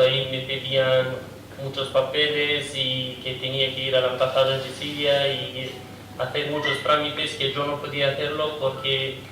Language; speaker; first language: Spanish; non-native, fluent; Kurdish